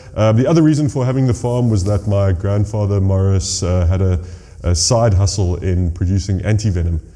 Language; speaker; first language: English; native; English